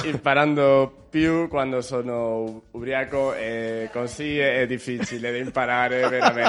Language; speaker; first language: Italian; non-native, learner; Spanish